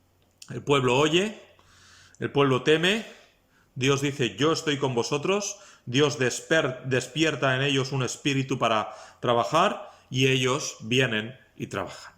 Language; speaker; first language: Spanish; native; Spanish